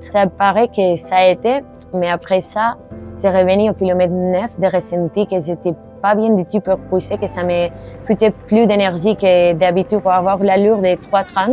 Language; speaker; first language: French; non-native, learner; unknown